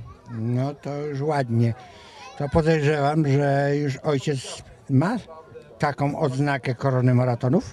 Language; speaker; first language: Polish; native; Polish